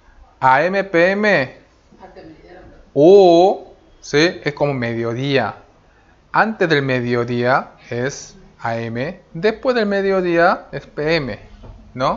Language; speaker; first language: Spanish; non-native, fluent; Korean